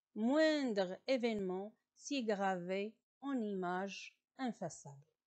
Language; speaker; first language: French; non-native, local second language; Arabic